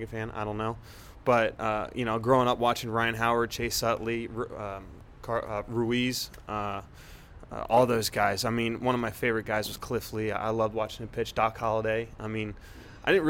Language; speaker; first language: English; native; English